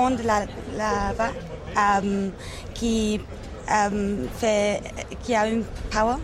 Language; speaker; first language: French; non-native, local second language; Dutch